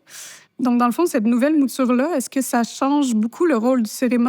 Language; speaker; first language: French; native; French